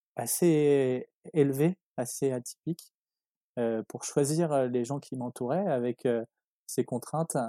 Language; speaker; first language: French; native; French